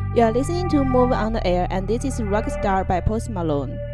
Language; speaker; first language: English; non-native, learner; Chinese